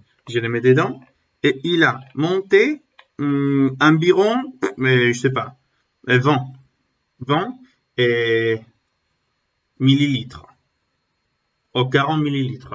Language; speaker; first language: French; non-native, learner; Spanish